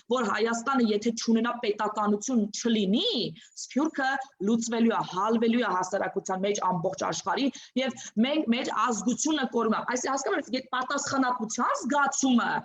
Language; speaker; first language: Armenian; native; Armenian